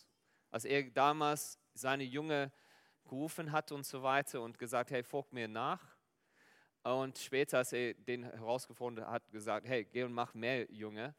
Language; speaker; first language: German; non-native, fluent; Afrikaans